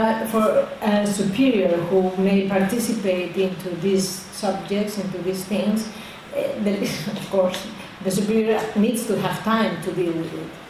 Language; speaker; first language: English; non-native, fluent; Spanish